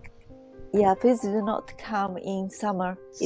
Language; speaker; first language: English; non-native, learner; Japanese